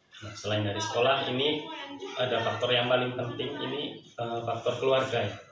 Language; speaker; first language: Indonesian; non-native, local second language; Javanese